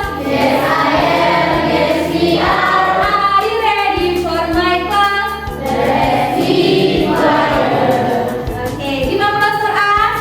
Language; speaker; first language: English; non-native, local second language; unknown